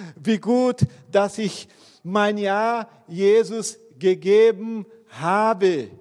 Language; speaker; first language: German; non-native, fluent; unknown